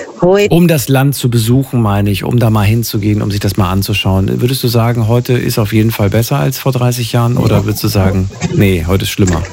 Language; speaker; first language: German; native; German